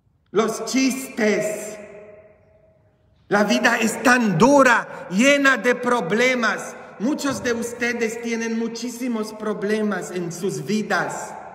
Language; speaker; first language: Spanish; non-native, fluent; Polish